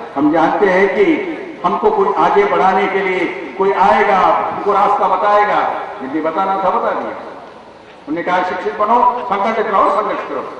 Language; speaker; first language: Hindi; native; Hindi